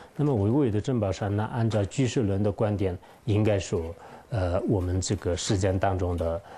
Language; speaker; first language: Chinese; non-native, local second language; Tibetan